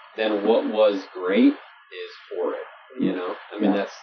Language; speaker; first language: English; native; English